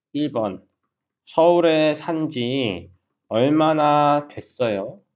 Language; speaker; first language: Korean; native; Korean